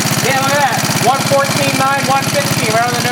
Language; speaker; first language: English; native; English